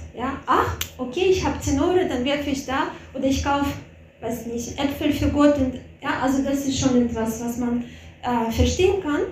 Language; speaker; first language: German; non-native, fluent; Russian